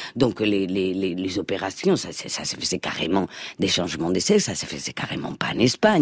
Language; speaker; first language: French; non-native, fluent; Spanish